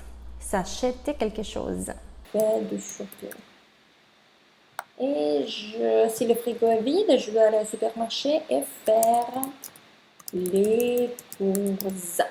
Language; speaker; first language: French; non-native, fluent; Spanish